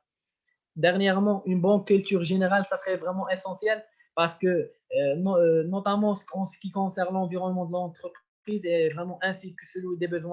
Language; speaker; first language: French; non-native, local second language; Arabic